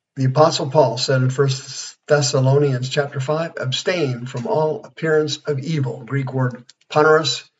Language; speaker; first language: English; native; English